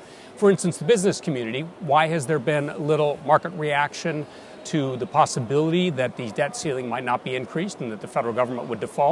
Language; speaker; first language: English; native; English